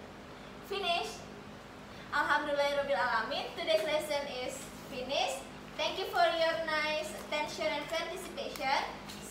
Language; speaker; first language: English; non-native, learner; Indonesian